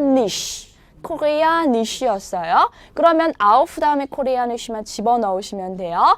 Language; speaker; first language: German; non-native, fluent; Korean